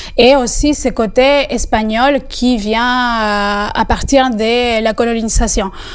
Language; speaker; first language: French; non-native, fluent; Spanish